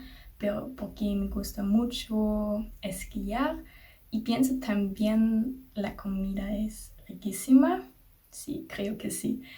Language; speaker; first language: Spanish; non-native, learner; German